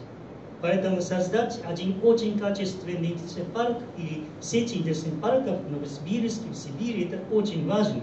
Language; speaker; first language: Russian; non-native, fluent; Japanese